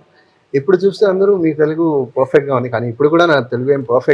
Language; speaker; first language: Telugu; non-native, fluent; Tamil